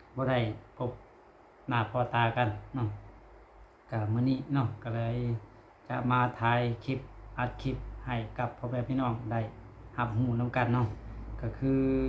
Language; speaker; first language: Lao; non-native, local second language; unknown